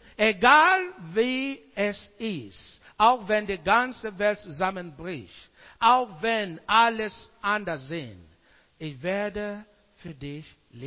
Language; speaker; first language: German; non-native, learner; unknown